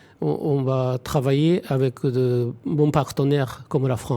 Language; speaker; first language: French; non-native, fluent; Japanese